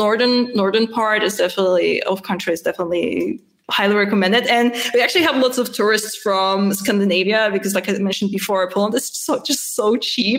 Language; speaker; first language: English; non-native, fluent; Polish